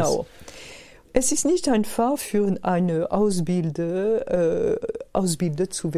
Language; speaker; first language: German; non-native, fluent; French